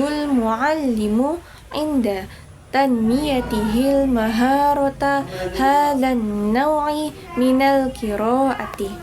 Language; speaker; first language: Arabic; non-native, learner; Indonesian